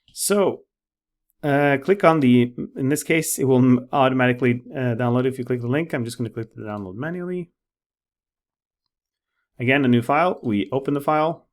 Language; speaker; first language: English; non-native, fluent; Norwegian